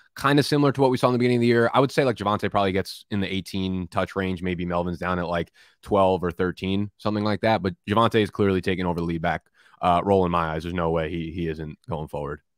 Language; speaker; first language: English; native; English